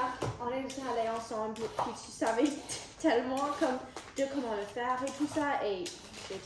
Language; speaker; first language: French; non-native, local second language; English